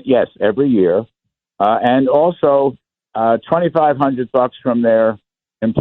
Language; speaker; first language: English; native; English